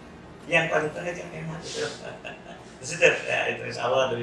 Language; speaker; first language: Indonesian; native; Indonesian